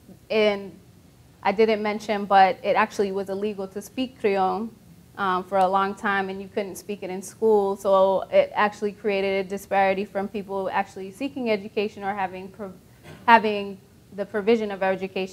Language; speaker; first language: English; native; English